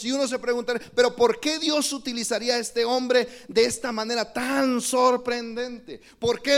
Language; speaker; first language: Spanish; native; Spanish